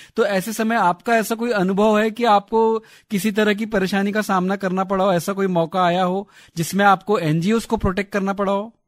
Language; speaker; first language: Hindi; native; Hindi